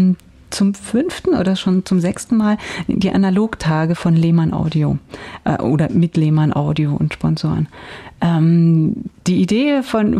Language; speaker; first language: German; native; German